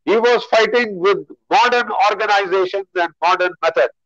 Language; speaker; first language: English; non-native, local second language; Hindi